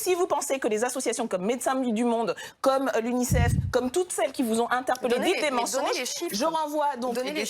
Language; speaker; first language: French; native; French